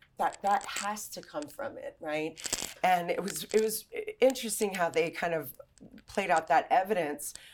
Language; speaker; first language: English; native; English